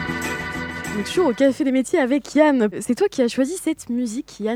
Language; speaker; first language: French; native; French